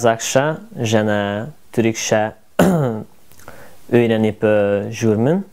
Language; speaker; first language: Kazakh; non-native, learner; Hungarian